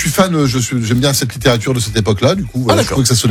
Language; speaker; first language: French; native; French